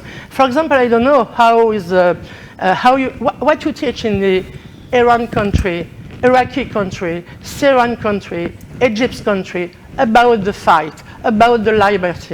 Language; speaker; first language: English; non-native, learner; French